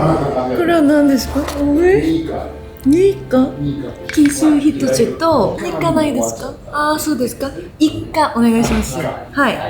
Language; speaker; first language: Japanese; non-native, learner; Korean